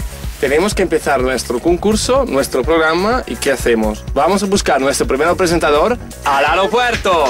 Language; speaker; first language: Spanish; native; Spanish